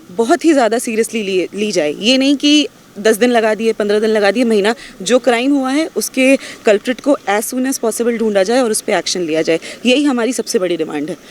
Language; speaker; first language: Hindi; non-native, local second language; Punjabi